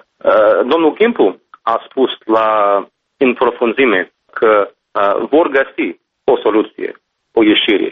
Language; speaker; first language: Romanian; non-native, fluent; English